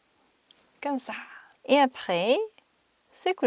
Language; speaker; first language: French; non-native, fluent; Korean